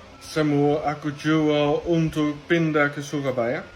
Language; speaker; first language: Indonesian; non-native, fluent; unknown